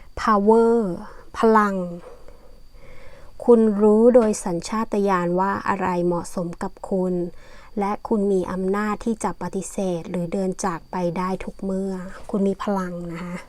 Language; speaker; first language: Thai; native; Thai